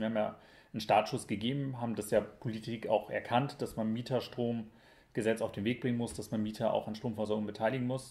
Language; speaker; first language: German; native; German